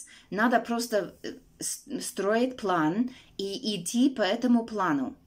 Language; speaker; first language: Russian; non-native, fluent; English